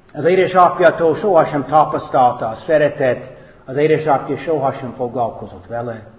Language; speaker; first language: Hungarian; non-native, fluent; English